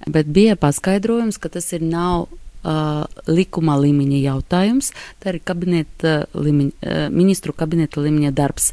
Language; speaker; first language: Latvian; non-native, local second language; Russian